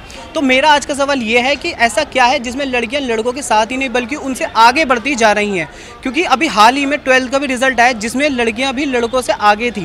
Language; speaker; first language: Hindi; native; Hindi